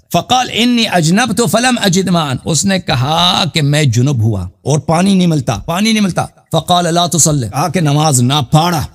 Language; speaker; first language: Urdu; non-native, local second language; Punjabi